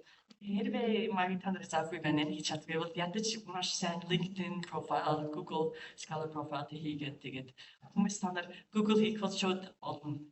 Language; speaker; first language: Mongolian; non-native, fluent; English